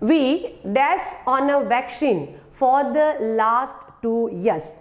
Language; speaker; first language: English; non-native, local second language; Gujarati